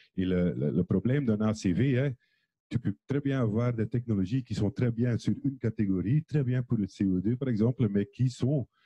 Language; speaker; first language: French; non-native, fluent; Dutch